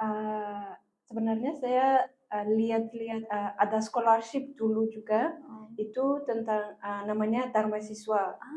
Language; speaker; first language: Indonesian; non-native, fluent; Malagasy